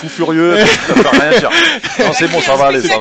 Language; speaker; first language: French; native; French